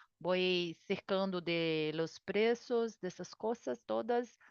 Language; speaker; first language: Spanish; non-native, learner; Portuguese